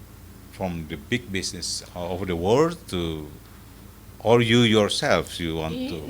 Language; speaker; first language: English; non-native, fluent; Indonesian